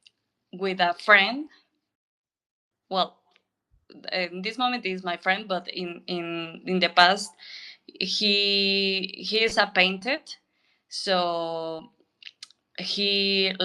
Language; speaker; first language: English; non-native, learner; Spanish